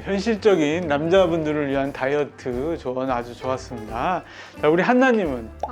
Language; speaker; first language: Korean; native; Korean